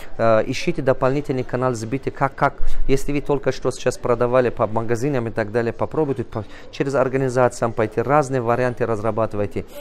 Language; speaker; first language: Russian; non-native, local second language; Tajik